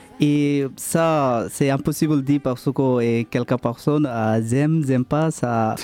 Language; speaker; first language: French; non-native, learner; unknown